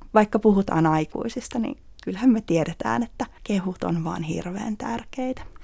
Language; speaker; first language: Finnish; native; Finnish